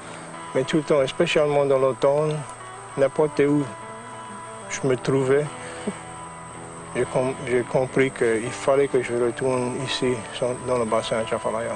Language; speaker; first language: French; non-native, local second language; English